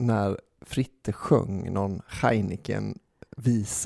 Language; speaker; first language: Swedish; native; Swedish